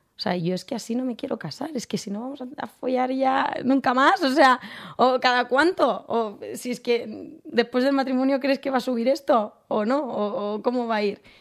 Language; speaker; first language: Spanish; native; Spanish